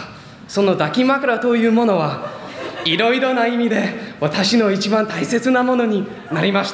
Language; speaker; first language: Japanese; non-native, learner; English